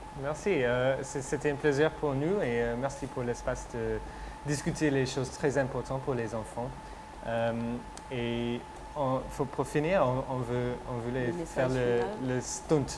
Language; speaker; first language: French; non-native, fluent; English